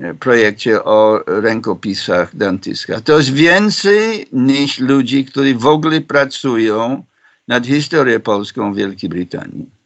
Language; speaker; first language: Polish; non-native, fluent; English